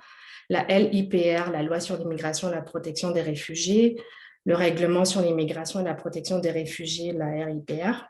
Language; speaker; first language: French; native; French